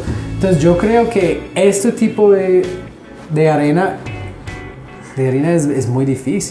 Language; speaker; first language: Spanish; non-native, fluent; English